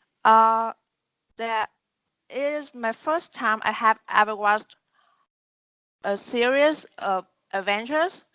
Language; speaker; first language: English; non-native, learner; Vietnamese